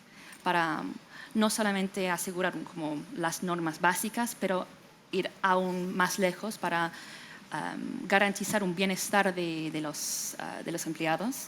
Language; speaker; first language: Spanish; non-native, fluent; English